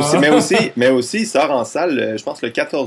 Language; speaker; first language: French; native; French